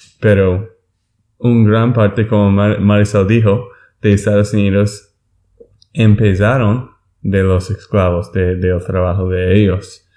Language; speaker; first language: Spanish; non-native, learner; English